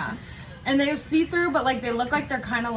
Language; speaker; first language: English; native; English